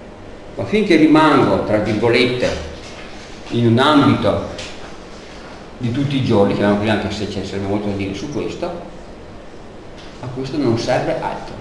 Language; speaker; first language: Italian; native; Italian